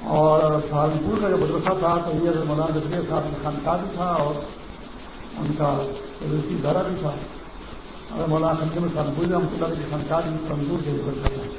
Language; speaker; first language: Urdu; non-native, local second language; Pashto